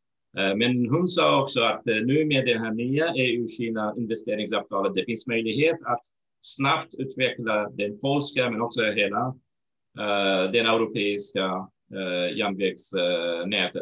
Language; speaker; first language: Swedish; non-native, fluent; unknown